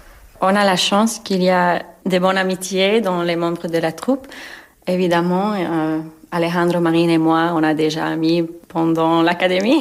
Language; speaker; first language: French; non-native, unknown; English